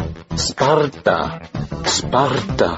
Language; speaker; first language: Russian; non-native, learner; English